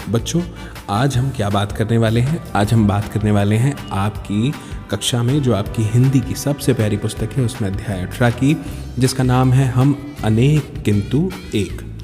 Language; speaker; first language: Hindi; native; Hindi